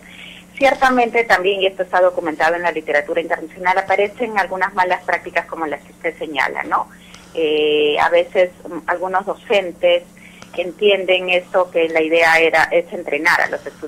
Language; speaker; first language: Spanish; native; Spanish